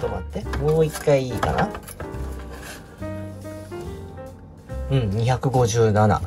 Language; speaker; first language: Japanese; native; Japanese